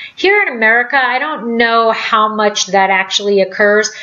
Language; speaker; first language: English; native; English